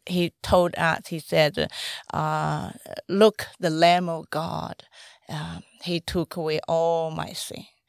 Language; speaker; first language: English; non-native, fluent; Chinese